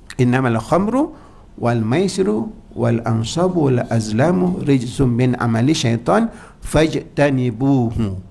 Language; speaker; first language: Malay; native; Malay